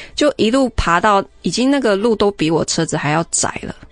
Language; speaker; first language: Chinese; native; Chinese